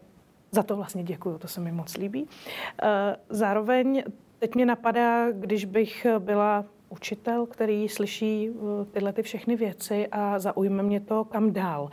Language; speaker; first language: Czech; native; Czech